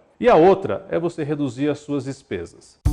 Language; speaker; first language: Portuguese; native; Portuguese